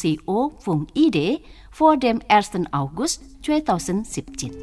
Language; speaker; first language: German; non-native, fluent; Indonesian